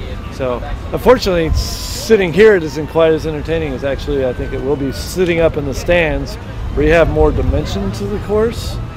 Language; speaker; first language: English; native; English